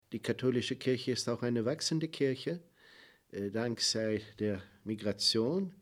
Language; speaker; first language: German; non-native, fluent; Swedish